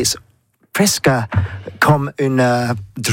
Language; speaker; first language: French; non-native, learner; English